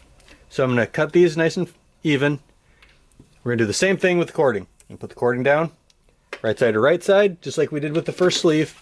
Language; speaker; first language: English; native; English